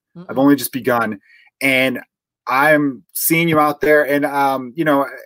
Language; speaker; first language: English; native; English